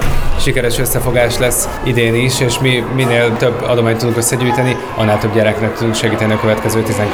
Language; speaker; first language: Hungarian; native; Hungarian